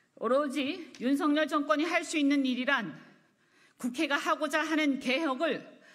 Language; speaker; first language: Korean; native; Korean